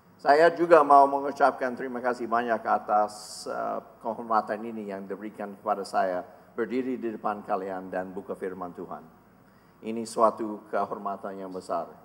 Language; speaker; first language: Indonesian; non-native, fluent; English